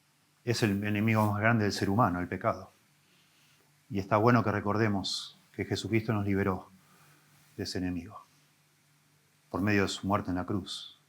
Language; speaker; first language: Spanish; native; Spanish